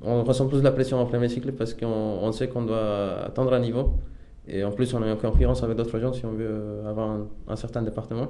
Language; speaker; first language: French; non-native, fluent; Spanish